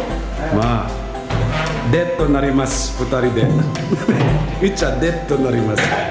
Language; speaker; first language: Japanese; non-native, local second language; Indonesian